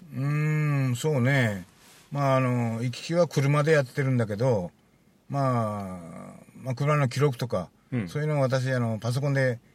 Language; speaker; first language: Japanese; native; Japanese